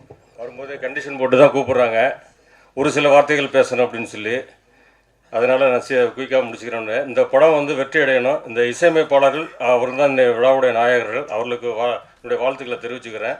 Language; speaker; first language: Tamil; native; Tamil